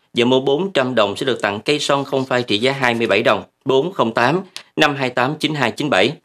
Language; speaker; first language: Vietnamese; native; Vietnamese